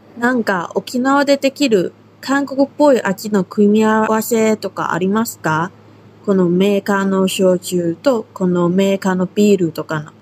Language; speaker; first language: Japanese; non-native, fluent; Chinese